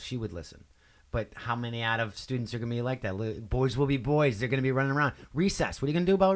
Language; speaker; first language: English; native; English